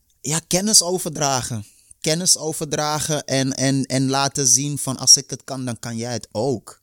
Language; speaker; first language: Dutch; early bilingual, other home language; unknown